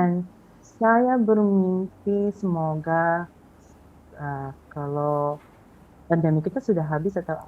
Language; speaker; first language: Indonesian; non-native, fluent; Filipino